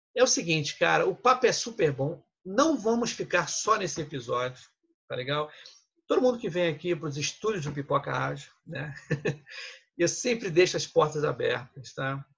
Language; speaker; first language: Portuguese; native; Portuguese